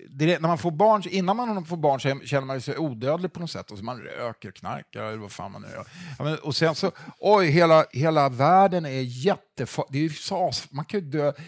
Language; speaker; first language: Swedish; native; Swedish